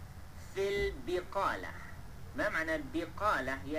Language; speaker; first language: Arabic; non-native, fluent; Malay